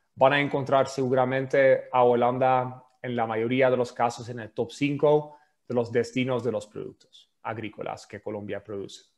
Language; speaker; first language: Spanish; non-native, fluent; Dutch